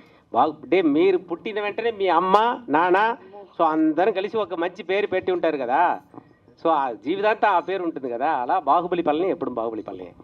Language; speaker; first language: Telugu; native; Telugu